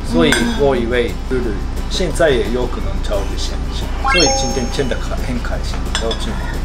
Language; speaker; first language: Chinese; non-native, learner; Japanese